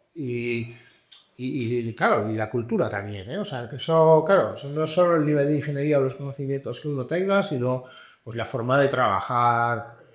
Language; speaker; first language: Spanish; native; Spanish